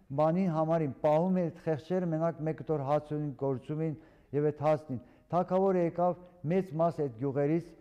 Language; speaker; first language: Armenian; early bilingual, heritage; Armenian